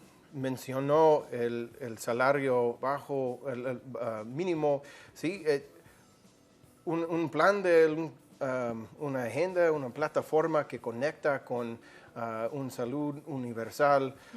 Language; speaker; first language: Spanish; non-native, fluent; English